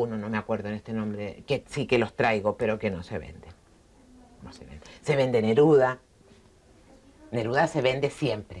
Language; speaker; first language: Spanish; native; Spanish